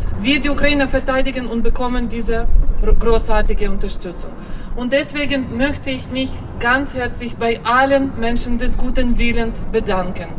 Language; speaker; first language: German; non-native, fluent; Ukrainian